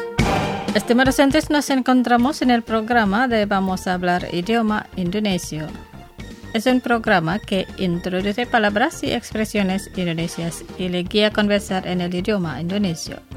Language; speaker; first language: Spanish; non-native, fluent; Indonesian